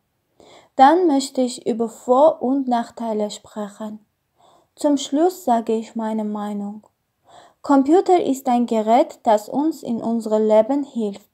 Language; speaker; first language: German; non-native, learner; Armenian